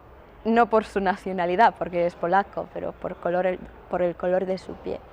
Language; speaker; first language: Spanish; non-native, fluent; Polish